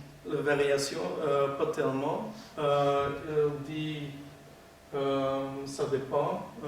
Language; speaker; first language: French; non-native, learner; Dutch